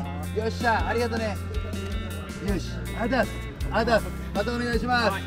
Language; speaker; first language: Japanese; native; Japanese